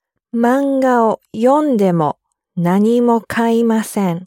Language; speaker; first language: Japanese; non-native, learner; English